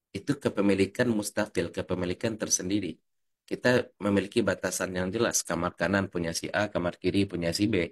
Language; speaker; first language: Indonesian; non-native, local second language; Minangkabau